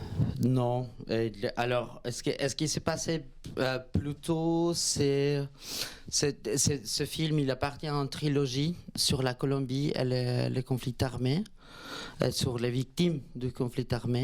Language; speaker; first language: French; non-native, fluent; Spanish